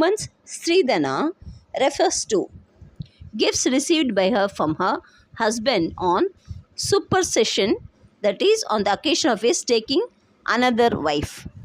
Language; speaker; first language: English; non-native, local second language; Tamil